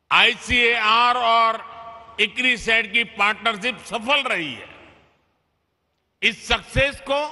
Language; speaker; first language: Hindi; non-native, local second language; Gujarati